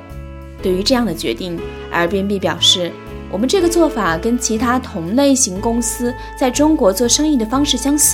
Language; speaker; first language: Chinese; native; Chinese